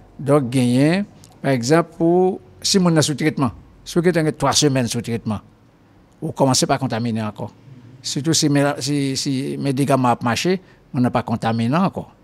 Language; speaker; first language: French; non-native, local second language; Haitian Creole